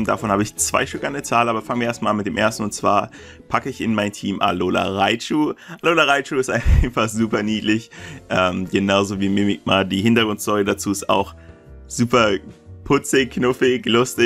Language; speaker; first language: German; native; German